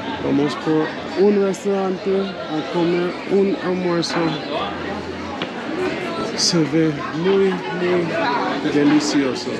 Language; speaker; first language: Spanish; non-native, learner; English